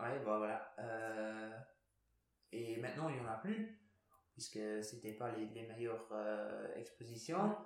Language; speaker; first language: French; non-native, local second language; Luxembourgish